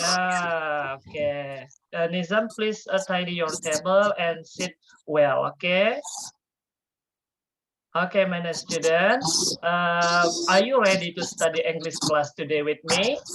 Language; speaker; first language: English; non-native, fluent; Indonesian